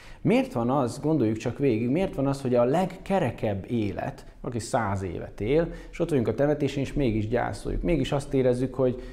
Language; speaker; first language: Hungarian; native; Hungarian